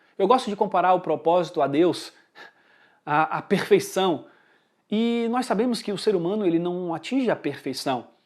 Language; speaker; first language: Portuguese; early bilingual, heritage; Portuguese